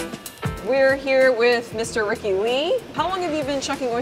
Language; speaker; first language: English; native; English